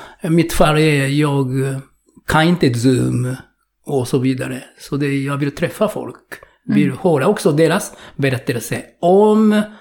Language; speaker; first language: Swedish; non-native, fluent; Japanese